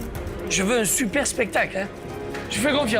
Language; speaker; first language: French; native; French